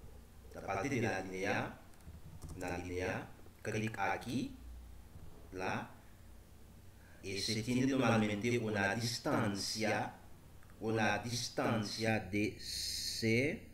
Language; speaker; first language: Spanish; non-native, learner; Haitian Creole